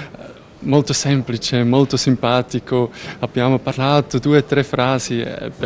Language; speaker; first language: Italian; non-native, learner; German